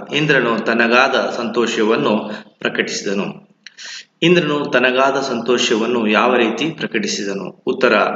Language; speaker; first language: Kannada; native; Kannada